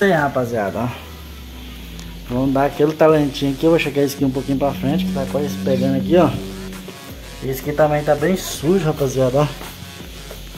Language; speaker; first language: Portuguese; native; Portuguese